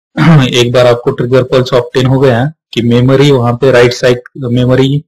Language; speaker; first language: Hindi; non-native, local second language; Marathi